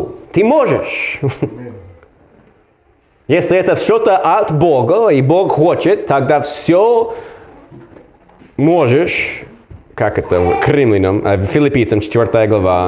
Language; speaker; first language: Russian; non-native, learner; English